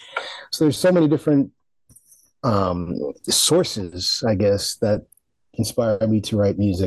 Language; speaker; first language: English; native; English